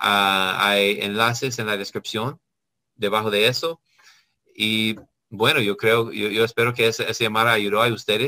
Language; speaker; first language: Spanish; non-native, learner; English